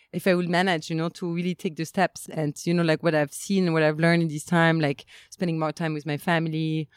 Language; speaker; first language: English; non-native, fluent; French